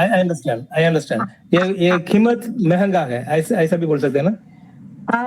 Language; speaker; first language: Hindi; non-native, learner; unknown